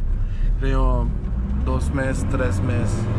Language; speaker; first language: Spanish; non-native, learner; German